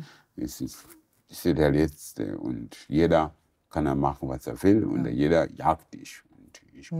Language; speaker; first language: German; non-native, local second language; Portuguese